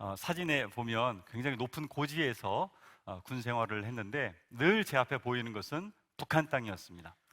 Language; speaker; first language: Korean; native; Korean